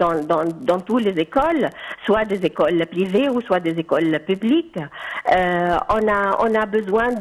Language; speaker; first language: French; non-native, fluent; Arabic